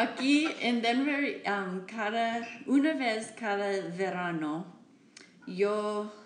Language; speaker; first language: Spanish; non-native, learner; English